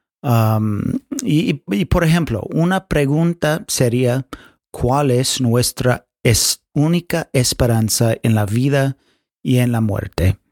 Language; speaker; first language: Spanish; non-native, fluent; English